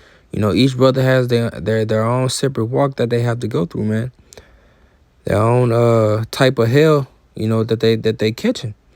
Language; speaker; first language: English; native; English